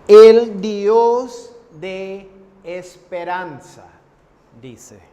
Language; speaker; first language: Spanish; non-native, fluent; English